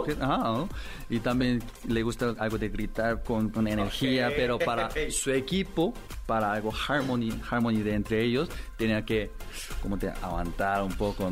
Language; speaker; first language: Spanish; non-native, learner; Korean